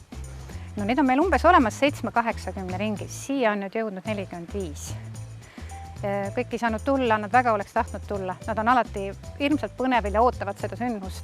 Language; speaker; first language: Estonian; native; Estonian